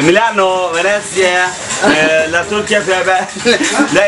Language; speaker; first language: Italian; non-native, learner; Turkish